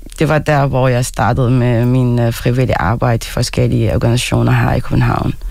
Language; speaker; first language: Danish; non-native, fluent; Arabic